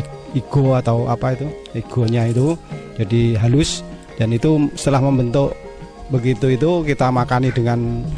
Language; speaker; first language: Indonesian; non-native, local second language; Javanese